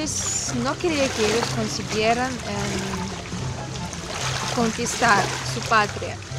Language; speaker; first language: Spanish; non-native, fluent; Russian